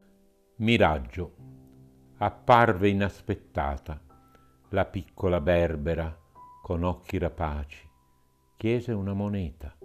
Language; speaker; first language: Italian; native; Italian